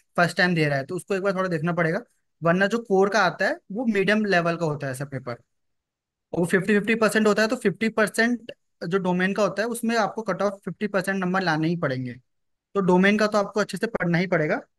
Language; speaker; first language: Hindi; native; Hindi